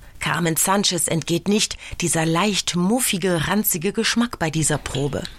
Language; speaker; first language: German; native; German